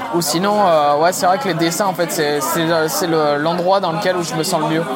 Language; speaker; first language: French; native; French